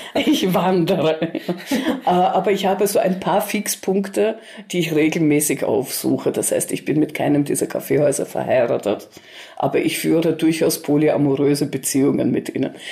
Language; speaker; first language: German; early bilingual, other home language; Russian